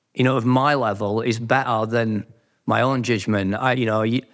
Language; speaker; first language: English; native; English